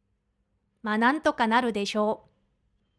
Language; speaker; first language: Japanese; non-native, fluent; Korean